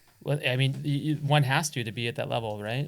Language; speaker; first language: English; native; English